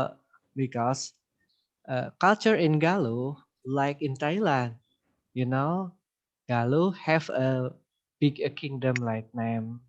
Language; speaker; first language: English; non-native, learner; Indonesian